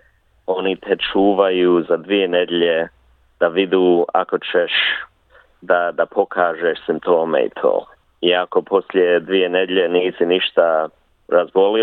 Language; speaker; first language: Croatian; early bilingual, heritage; Bosnian